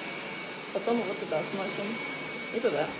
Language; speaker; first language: Russian; native; Russian